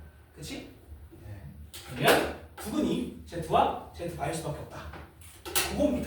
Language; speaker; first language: Korean; native; Korean